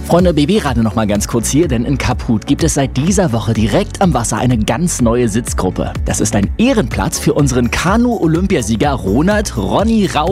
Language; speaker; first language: German; native; German